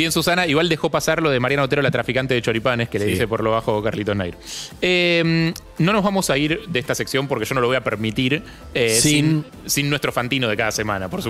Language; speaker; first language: Spanish; native; Spanish